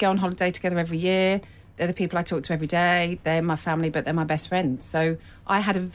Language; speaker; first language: English; native; English